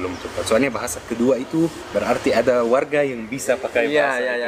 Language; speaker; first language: Indonesian; non-native, fluent; Arabic